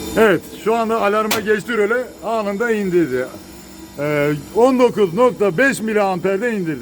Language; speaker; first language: Turkish; native; Turkish